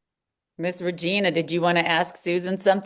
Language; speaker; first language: English; native; English